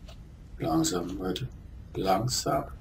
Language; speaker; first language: German; native; German